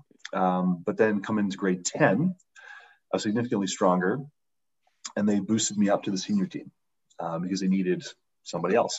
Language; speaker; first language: English; native; English